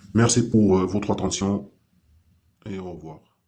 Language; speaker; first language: French; non-native, local second language; Arabic